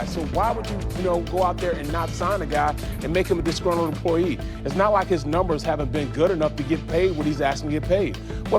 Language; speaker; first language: English; native; English